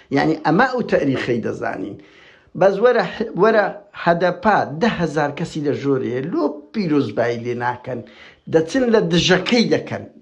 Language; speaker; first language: Central Kurdish; native; Central Kurdish